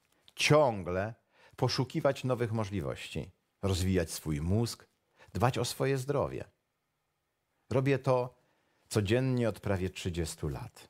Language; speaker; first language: Polish; native; Polish